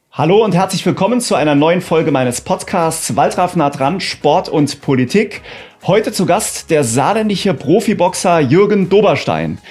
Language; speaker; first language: German; native; German